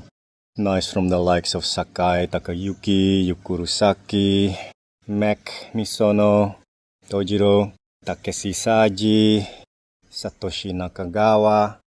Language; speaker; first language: English; non-native, fluent; Dutch